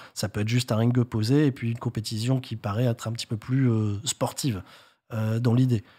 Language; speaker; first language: French; native; French